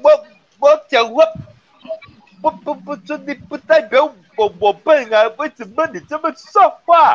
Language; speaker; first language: Chinese; native; Chinese